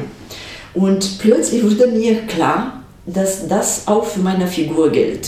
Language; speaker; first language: German; non-native, fluent; Romanian